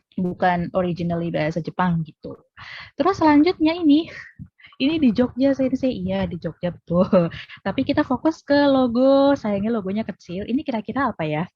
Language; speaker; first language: Indonesian; native; Indonesian